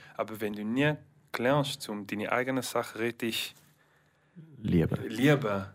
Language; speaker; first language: German; non-native, learner; English